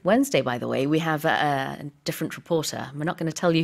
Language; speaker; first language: English; early bilingual, other home language; Korean